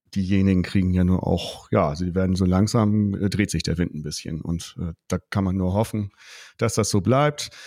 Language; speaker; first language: German; native; German